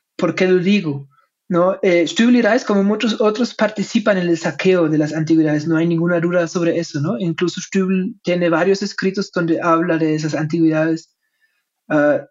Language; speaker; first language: Spanish; non-native, fluent; German